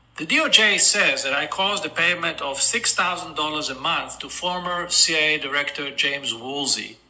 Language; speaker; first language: English; non-native, fluent; Hebrew